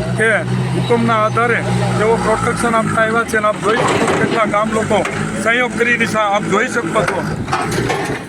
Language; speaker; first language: Gujarati; native; Gujarati